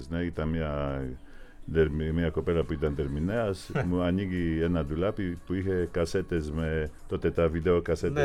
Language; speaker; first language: Greek; non-native, fluent; Polish